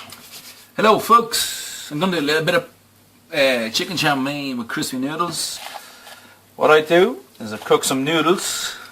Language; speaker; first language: English; native; English